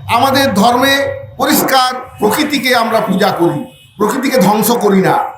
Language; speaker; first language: Bangla; non-native, local second language; Santali